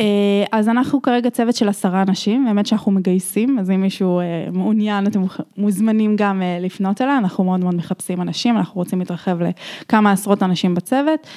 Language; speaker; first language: Hebrew; native; Hebrew